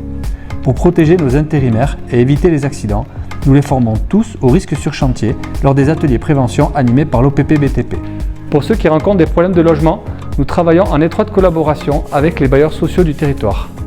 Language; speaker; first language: French; native; French